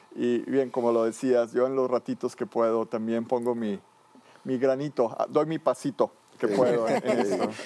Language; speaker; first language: Spanish; native; Spanish